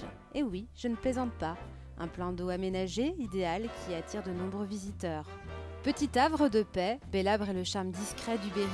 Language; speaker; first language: French; native; French